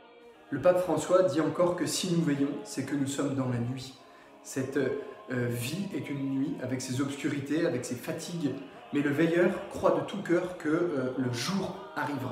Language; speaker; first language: French; native; French